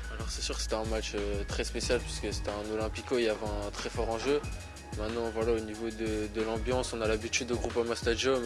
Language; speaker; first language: French; native; French